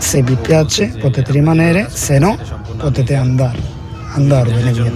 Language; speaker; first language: Italian; non-native, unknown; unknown